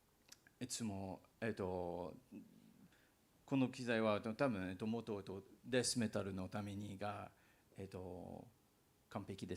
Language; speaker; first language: Japanese; non-native, learner; English